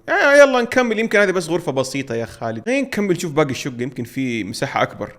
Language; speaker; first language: Arabic; native; Arabic